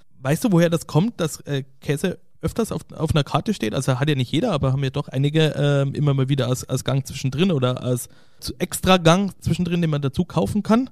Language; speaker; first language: German; native; German